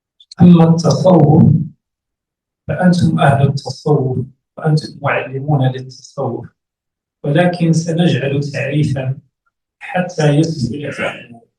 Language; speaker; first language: Arabic; native; Arabic